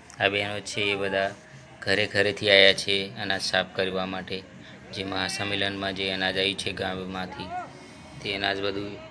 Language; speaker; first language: Gujarati; non-native, local second language; Rathawi